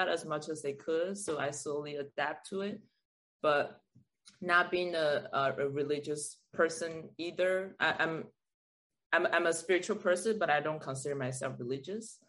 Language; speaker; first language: English; non-native, fluent; Chinese